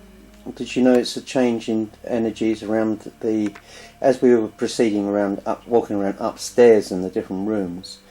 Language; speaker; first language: English; native; English